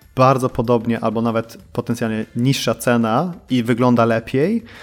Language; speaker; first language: Polish; early bilingual, heritage; Polish